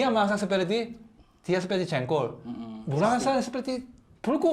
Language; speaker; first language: Indonesian; non-native, learner; Korean